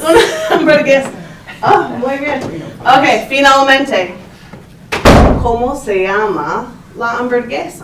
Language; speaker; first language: Spanish; non-native, fluent; English